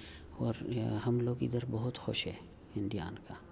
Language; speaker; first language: Hindi; non-native, learner; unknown